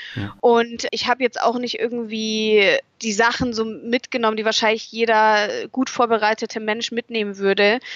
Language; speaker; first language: German; native; German